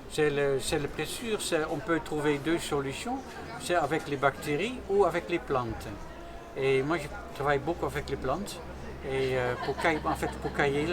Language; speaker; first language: French; non-native, fluent; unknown